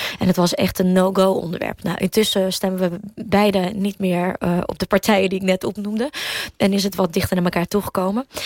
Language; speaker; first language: Dutch; early bilingual, other home language; Russian